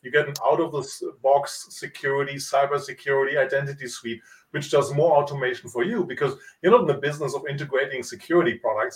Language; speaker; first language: English; non-native, fluent; Italian